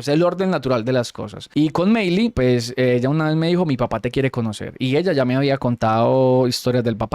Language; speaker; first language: Spanish; native; Spanish